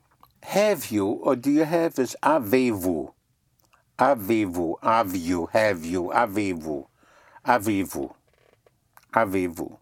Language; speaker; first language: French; non-native, fluent; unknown